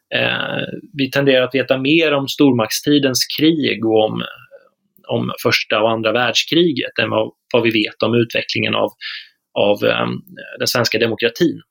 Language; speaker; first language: Swedish; native; Swedish